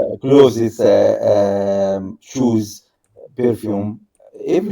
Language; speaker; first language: English; non-native, learner; Arabic